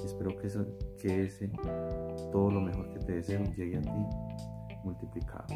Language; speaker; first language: Spanish; native; Spanish